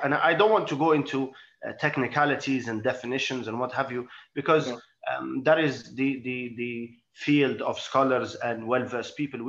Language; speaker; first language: English; non-native, fluent; Arabic